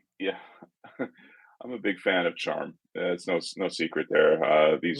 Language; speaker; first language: English; native; English